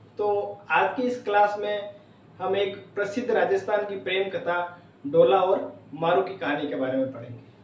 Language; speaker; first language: Hindi; native; Hindi